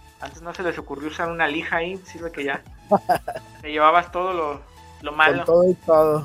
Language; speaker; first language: Spanish; native; Spanish